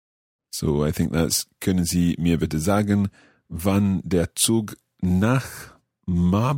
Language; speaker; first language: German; non-native, learner; English